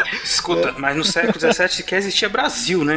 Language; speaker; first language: Portuguese; native; Portuguese